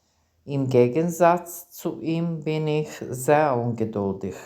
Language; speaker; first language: German; non-native, fluent; Serbian